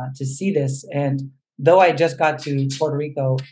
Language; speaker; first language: English; native; English